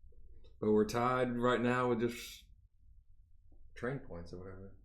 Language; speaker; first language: English; native; English